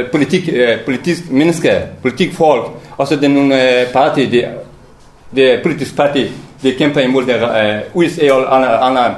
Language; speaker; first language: Danish; non-native, learner; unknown